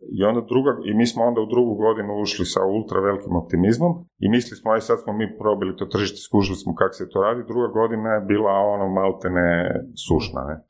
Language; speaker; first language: Croatian; native; Croatian